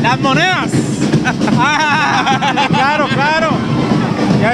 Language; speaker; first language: Spanish; native; Spanish